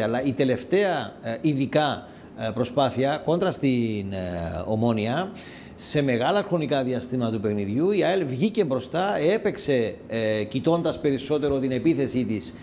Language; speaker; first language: Greek; native; Greek